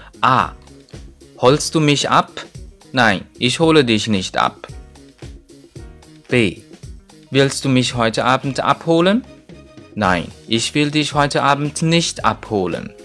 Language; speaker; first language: German; non-native, fluent; Chinese